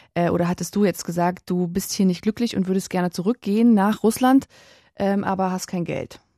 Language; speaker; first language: German; native; German